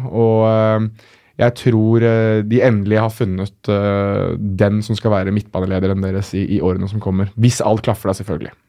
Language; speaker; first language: Norwegian; early bilingual, other home language; Arabic